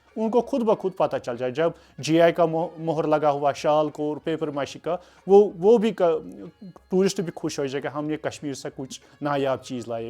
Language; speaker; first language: Urdu; non-native, local second language; Kashmiri